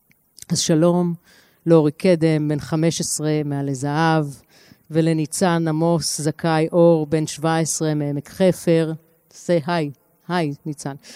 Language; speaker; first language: Hebrew; native; Hebrew